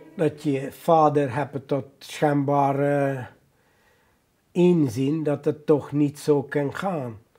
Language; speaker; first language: Dutch; non-native, fluent; Hungarian